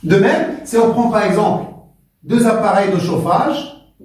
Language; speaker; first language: French; non-native, local second language; Arabic